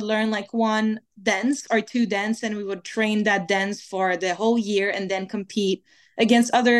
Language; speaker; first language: English; non-native, fluent; French